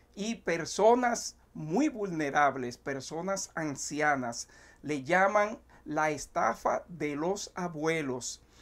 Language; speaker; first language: Spanish; native; Spanish